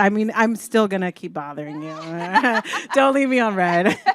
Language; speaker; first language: English; native; English